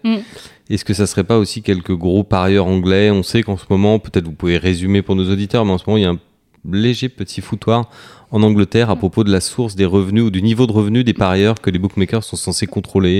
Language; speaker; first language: French; native; French